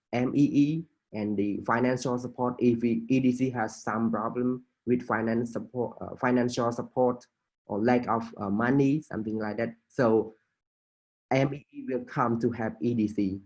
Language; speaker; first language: English; non-native, fluent; Khmer